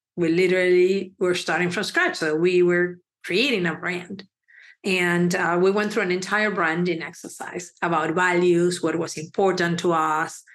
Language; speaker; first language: English; early bilingual, other home language; Spanish